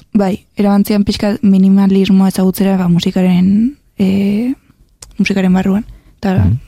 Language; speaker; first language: Basque; native; Basque